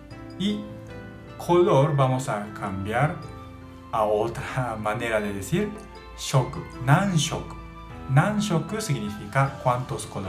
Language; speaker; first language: Spanish; non-native, learner; Japanese